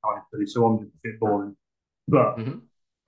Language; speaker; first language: English; native; English